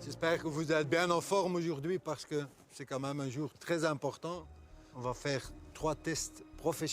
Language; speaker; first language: French; non-native, local second language; Dutch